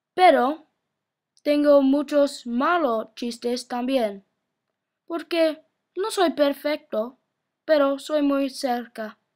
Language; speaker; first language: Spanish; non-native, learner; English